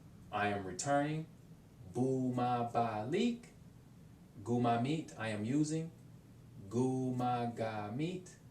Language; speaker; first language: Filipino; non-native, learner; English